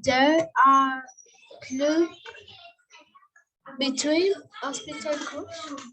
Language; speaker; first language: English; non-native, learner; Spanish